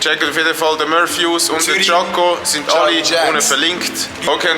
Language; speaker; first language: German; native; German